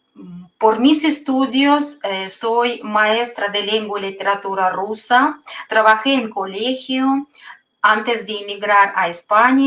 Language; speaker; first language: Spanish; non-native, fluent; Russian